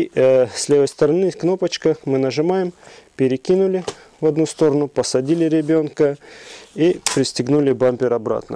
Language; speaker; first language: Russian; native; Russian